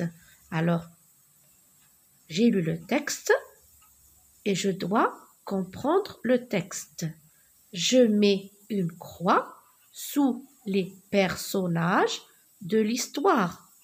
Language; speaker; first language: French; non-native, local second language; Arabic